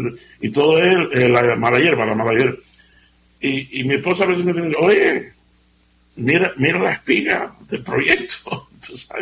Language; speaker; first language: Spanish; native; Spanish